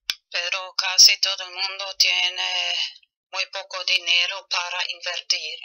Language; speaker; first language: Spanish; non-native, fluent; German